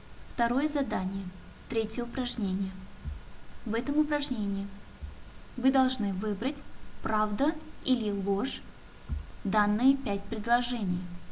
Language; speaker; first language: Russian; non-native, local second language; Kazakh